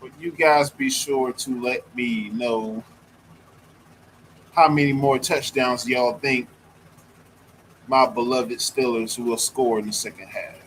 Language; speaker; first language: English; native; English